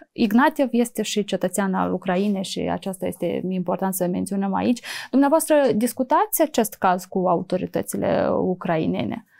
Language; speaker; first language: Romanian; native; Romanian